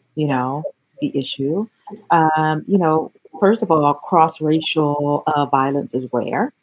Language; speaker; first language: English; native; English